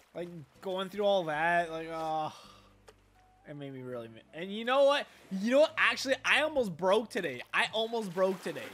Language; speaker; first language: English; native; English